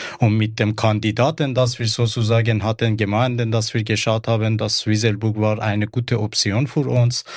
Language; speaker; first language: German; non-native, fluent; Persian